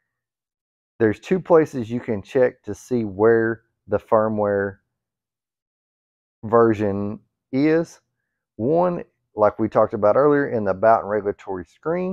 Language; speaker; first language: English; native; English